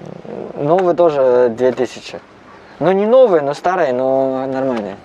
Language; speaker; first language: Russian; non-native, learner; Cantonese